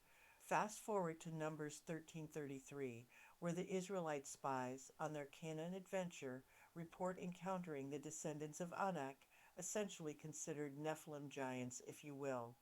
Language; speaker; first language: English; native; English